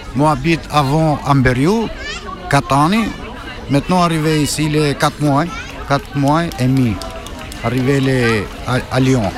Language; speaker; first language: French; non-native, learner; Albanian